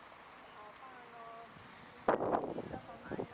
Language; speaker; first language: Chinese; non-native, learner; English